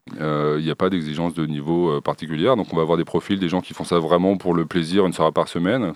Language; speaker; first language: French; native; French